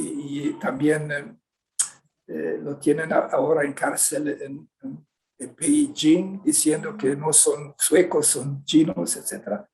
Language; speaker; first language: Spanish; non-native, fluent; Swedish